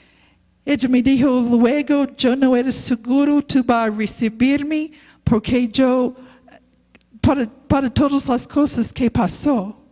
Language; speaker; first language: Spanish; non-native, learner; English